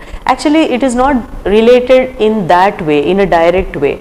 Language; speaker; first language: English; non-native, local second language; Telugu